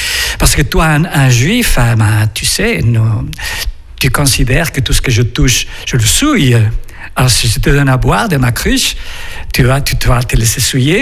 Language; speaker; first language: French; non-native, fluent; Spanish